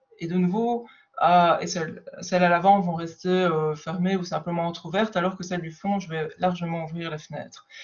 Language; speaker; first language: French; native; French